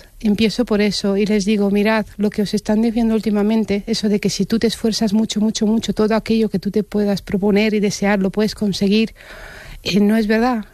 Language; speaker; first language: Spanish; non-native, fluent; Romanian